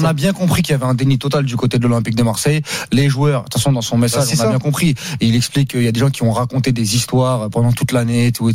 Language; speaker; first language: French; native; French